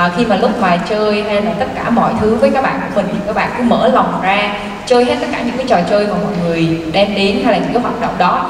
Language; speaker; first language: Vietnamese; non-native, local second language; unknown